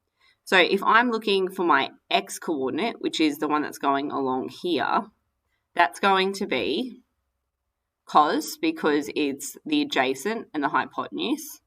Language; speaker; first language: English; native; English